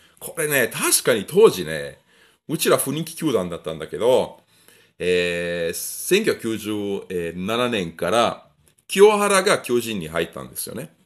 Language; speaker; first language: Japanese; non-native, fluent; Italian